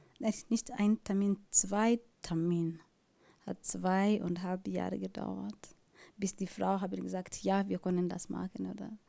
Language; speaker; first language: German; non-native, learner; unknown